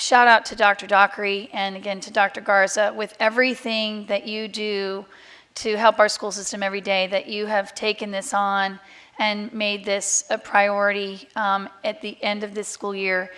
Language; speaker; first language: English; native; English